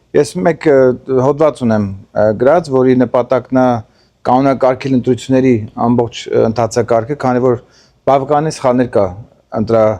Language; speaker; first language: Armenian; native; Armenian